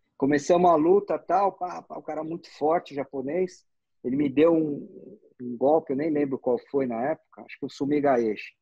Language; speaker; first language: Portuguese; native; Portuguese